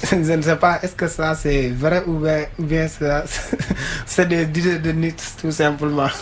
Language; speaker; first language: French; non-native, local second language; Wolof